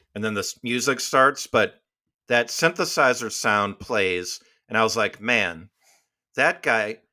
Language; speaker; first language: English; native; English